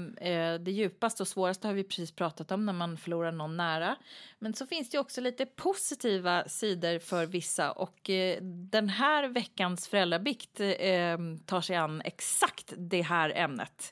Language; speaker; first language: Swedish; native; Swedish